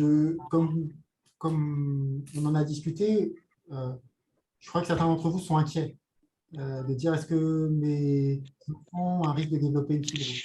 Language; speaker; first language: French; native; French